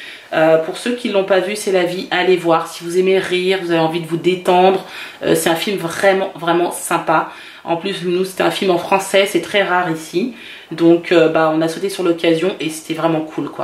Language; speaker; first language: French; native; French